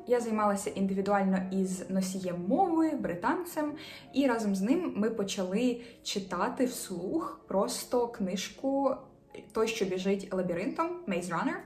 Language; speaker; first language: Ukrainian; native; Ukrainian